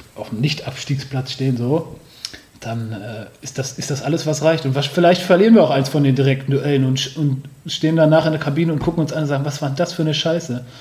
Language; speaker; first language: German; native; German